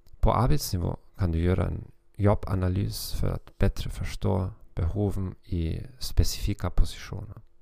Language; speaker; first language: Swedish; non-native, fluent; German